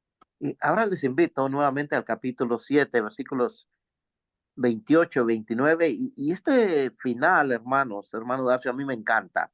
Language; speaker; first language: Spanish; native; Spanish